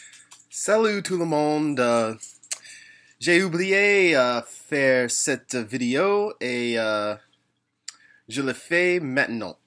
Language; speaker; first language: French; non-native, learner; English